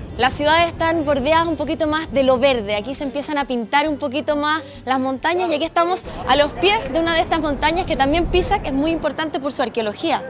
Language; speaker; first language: Spanish; native; Spanish